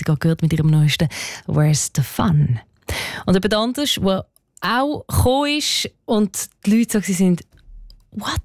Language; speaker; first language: German; native; German